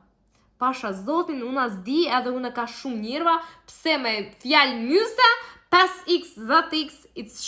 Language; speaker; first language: Albanian; non-native, learner; Russian